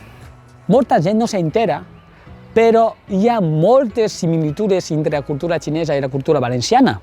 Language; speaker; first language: Catalan; non-native, fluent; Chinese